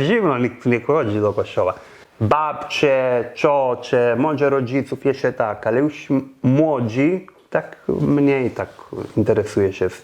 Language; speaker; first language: Polish; non-native, fluent; Italian